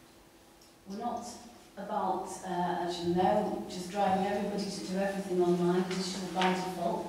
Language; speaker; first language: English; native; English